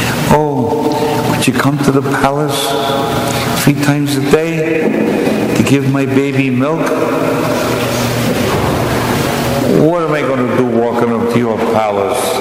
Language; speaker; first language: English; native; English